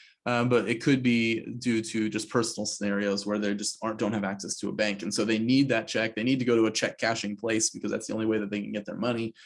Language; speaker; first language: English; native; English